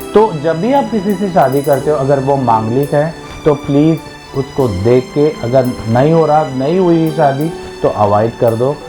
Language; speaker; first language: Hindi; non-native, local second language; Malayalam